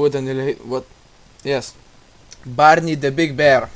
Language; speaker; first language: English; non-native, learner; Russian